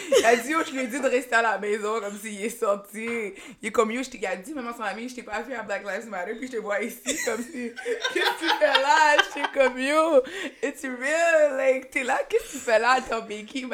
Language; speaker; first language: French; early bilingual, heritage; French